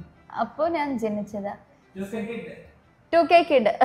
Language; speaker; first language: Malayalam; non-native, learner; Kannada